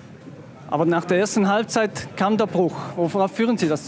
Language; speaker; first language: German; native; German